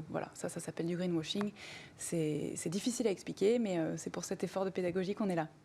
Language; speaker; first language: French; native; French